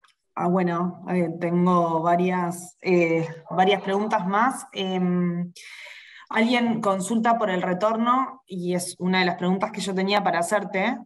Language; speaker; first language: Spanish; native; Spanish